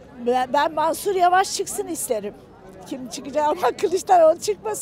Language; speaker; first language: Turkish; native; Turkish